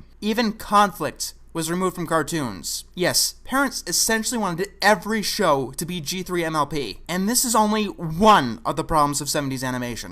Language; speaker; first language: English; native; English